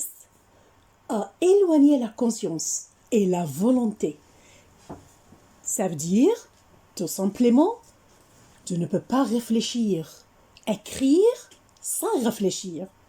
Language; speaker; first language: French; non-native, fluent; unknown